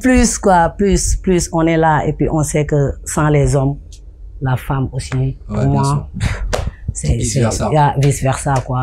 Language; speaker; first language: French; non-native, local second language; Wolof